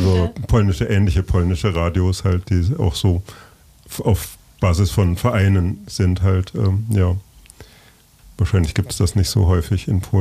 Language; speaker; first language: German; native; German